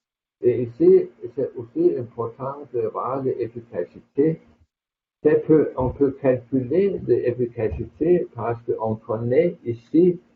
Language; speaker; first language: French; non-native, fluent; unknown